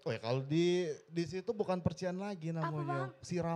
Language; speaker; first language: Indonesian; native; Indonesian